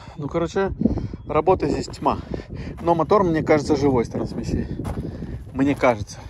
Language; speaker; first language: Russian; native; Russian